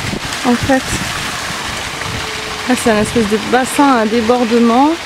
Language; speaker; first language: French; native; French